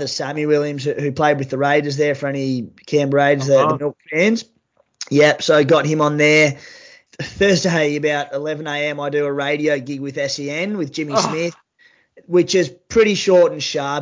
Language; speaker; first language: English; native; English